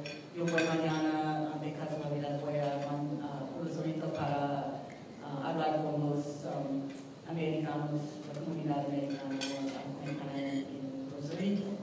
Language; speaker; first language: Spanish; non-native, fluent; English